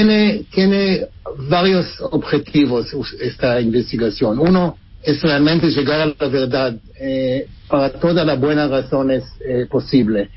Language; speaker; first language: Spanish; non-native, fluent; Hebrew